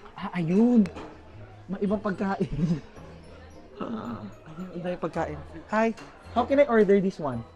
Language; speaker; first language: Filipino; native; Filipino